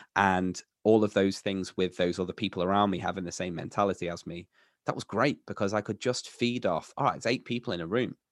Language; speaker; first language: English; native; English